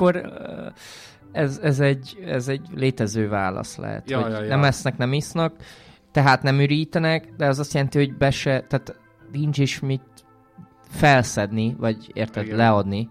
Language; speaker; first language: Hungarian; native; Hungarian